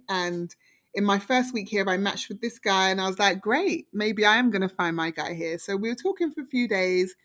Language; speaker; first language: English; native; English